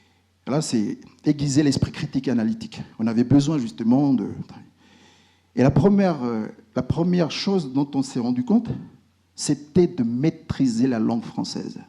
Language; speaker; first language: French; native; French